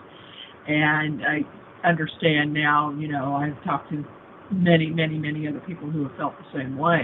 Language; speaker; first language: English; native; English